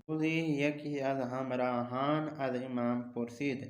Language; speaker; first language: Persian; non-native, fluent; Urdu